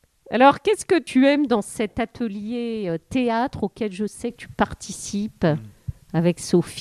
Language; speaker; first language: French; native; French